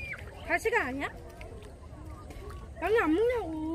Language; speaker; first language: Korean; early bilingual, other home language; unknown